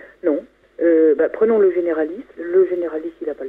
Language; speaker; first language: French; native; French